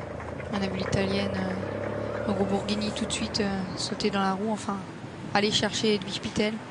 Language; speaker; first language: French; native; French